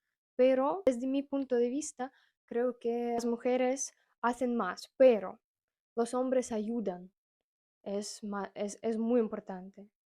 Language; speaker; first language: Spanish; non-native, fluent; Russian